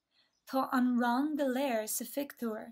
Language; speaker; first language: Irish; non-native, local second language; English